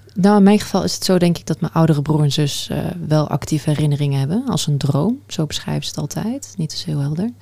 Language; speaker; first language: Dutch; early bilingual, other home language; Persian